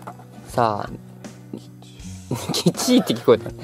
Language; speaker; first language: Japanese; native; Japanese